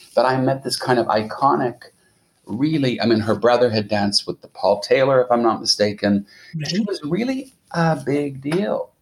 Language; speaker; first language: English; native; English